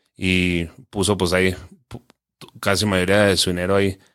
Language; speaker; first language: Spanish; early bilingual, heritage; Spanish